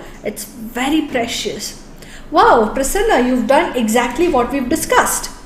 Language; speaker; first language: English; non-native, local second language; Malayalam